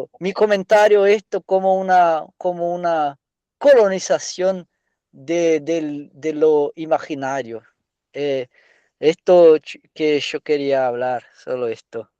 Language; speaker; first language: Spanish; non-native, fluent; Portuguese